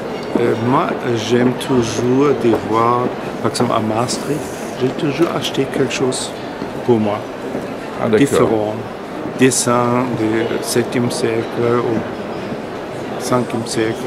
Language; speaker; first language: French; non-native, fluent; German